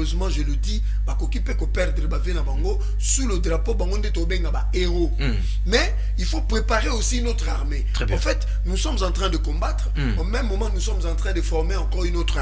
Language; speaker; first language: French; non-native, local second language; Lingala